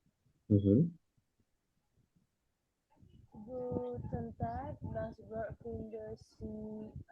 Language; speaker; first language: German; non-native, learner; Indonesian